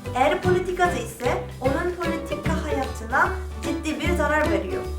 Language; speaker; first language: Turkish; non-native, fluent; Korean